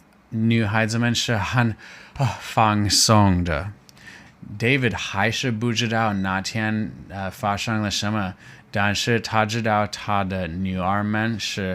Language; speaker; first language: Chinese; non-native, learner; English